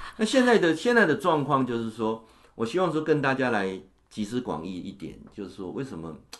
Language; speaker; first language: Chinese; native; Chinese